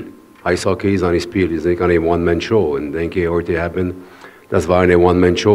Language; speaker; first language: German; non-native, learner; French